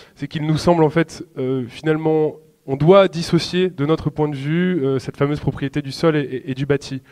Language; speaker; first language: French; native; French